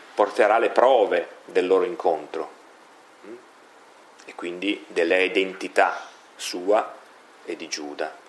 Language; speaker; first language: Italian; native; Italian